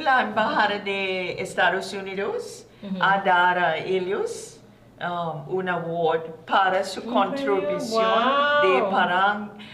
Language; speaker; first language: Spanish; non-native, learner; English